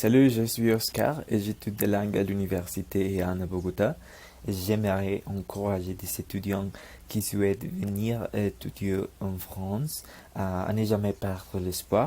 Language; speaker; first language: French; non-native, learner; Spanish